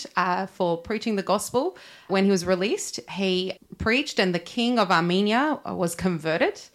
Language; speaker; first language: English; non-native, local second language; Armenian